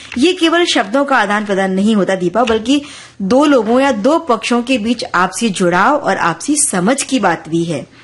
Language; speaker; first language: Hindi; native; Hindi